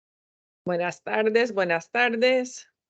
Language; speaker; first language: Spanish; early bilingual, heritage; English